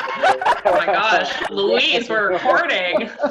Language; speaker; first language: English; native; English